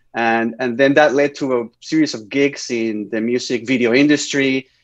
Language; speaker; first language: English; non-native, fluent; Spanish